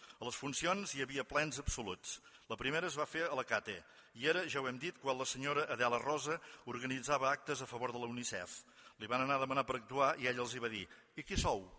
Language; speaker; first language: Catalan; native; Catalan